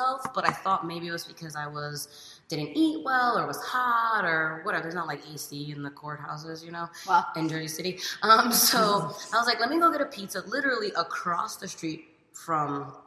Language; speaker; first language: English; native; English